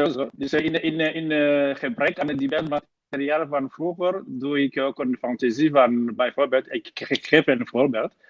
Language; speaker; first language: Dutch; non-native, fluent; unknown